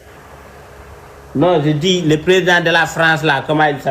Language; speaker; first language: French; non-native, local second language; Fula